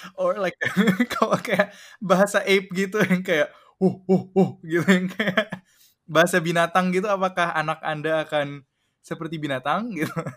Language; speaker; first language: Indonesian; early bilingual, heritage; Indonesian